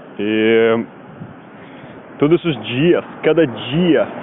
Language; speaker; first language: Portuguese; non-native, learner; Spanish